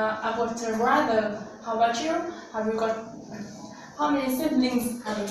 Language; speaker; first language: English; non-native, learner; Vietnamese